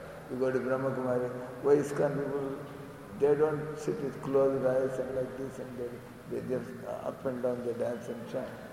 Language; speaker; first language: English; non-native, local second language; Telugu